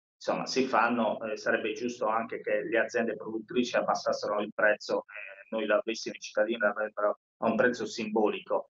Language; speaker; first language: Italian; native; Italian